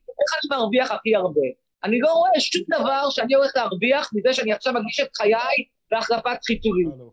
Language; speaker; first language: Hebrew; native; Hebrew